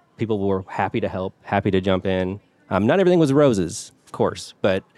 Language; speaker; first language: English; native; English